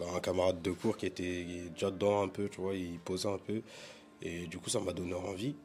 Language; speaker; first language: French; native; French